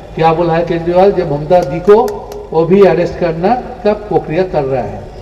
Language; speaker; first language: Hindi; non-native, local second language; Bangla